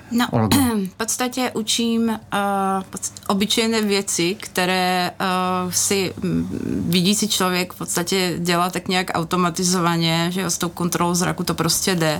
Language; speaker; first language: Czech; native; Czech